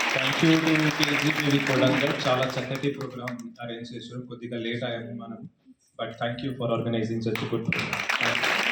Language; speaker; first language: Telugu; non-native, fluent; Hindi